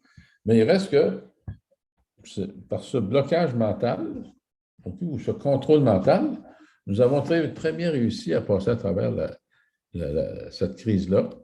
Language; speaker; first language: French; native; French